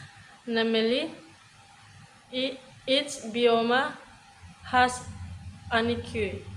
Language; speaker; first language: English; non-native, learner; Indonesian